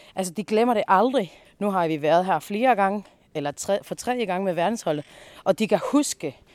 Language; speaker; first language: Danish; early bilingual, heritage; Spanish